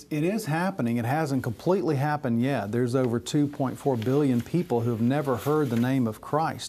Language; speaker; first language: English; native; English